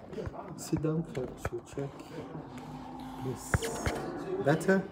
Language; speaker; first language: English; non-native, learner; Portuguese